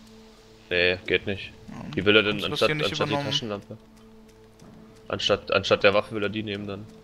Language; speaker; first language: German; native; German